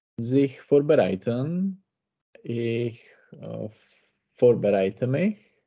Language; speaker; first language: German; non-native, learner; Czech